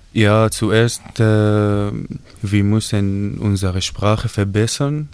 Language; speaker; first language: German; non-native, learner; Arabic